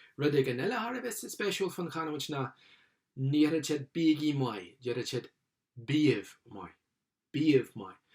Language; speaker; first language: Irish; non-native, local second language; English